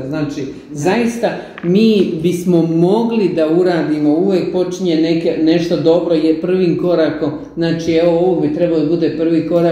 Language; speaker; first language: Serbian; native; Serbian